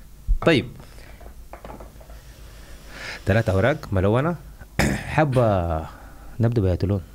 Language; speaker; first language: Arabic; native; Arabic